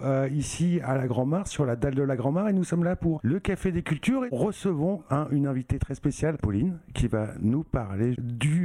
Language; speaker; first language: French; native; French